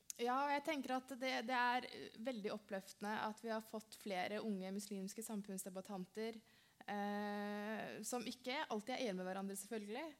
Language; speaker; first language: Norwegian; early bilingual, other home language; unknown